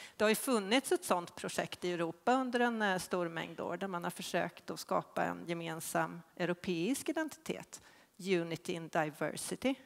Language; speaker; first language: Swedish; native; Swedish